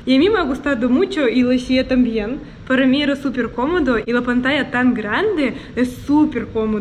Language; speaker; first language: Spanish; non-native, learner; Russian